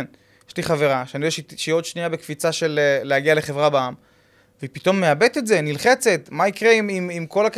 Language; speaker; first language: Hebrew; native; Hebrew